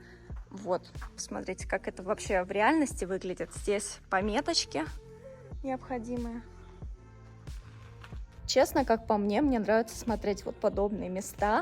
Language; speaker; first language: Russian; native; Russian